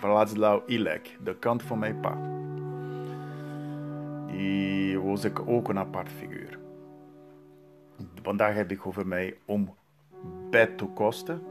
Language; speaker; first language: Dutch; non-native, learner; Portuguese